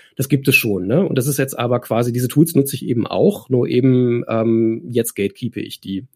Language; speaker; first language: German; native; German